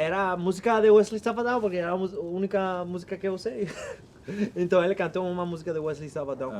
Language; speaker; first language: Portuguese; non-native, learner; Spanish